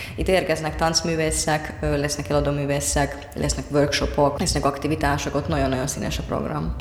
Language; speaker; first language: Hungarian; non-native, fluent; Finnish